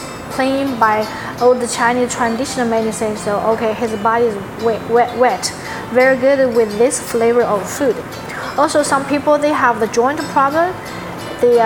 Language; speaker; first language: English; non-native, learner; Chinese